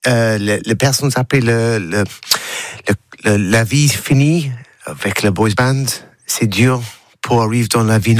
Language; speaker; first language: French; non-native, learner; English